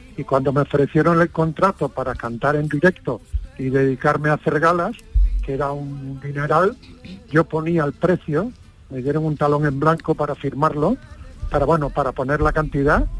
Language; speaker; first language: Spanish; native; Spanish